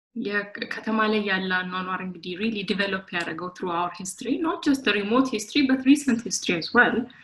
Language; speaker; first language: English; non-native, local second language; Amharic